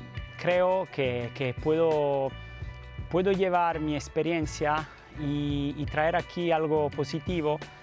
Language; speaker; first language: Spanish; non-native, fluent; Italian